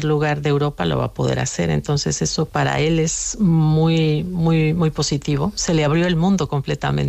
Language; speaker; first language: Spanish; native; Spanish